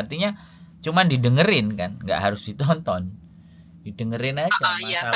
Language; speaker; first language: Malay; non-native, local second language; Javanese